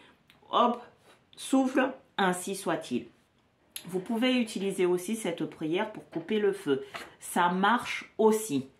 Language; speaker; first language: French; native; French